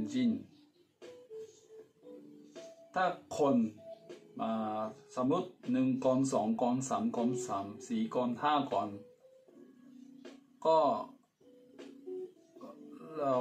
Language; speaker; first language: Thai; non-native, fluent; Japanese